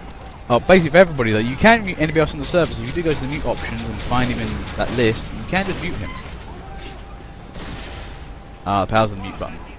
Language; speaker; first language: English; native; English